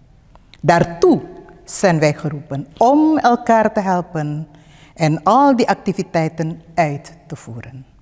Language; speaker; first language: Dutch; non-native, fluent; Indonesian